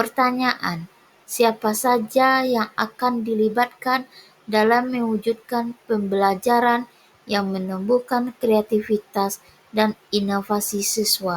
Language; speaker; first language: Indonesian; native; Indonesian